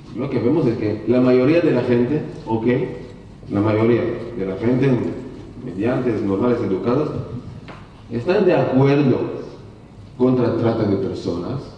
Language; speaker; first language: Spanish; non-native, learner; Hebrew